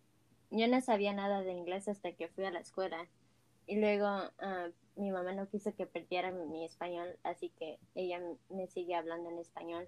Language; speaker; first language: Spanish; early bilingual, heritage; Spanish